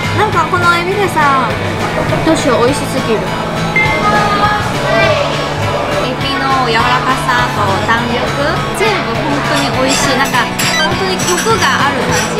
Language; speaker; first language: Japanese; early bilingual, heritage; Chinese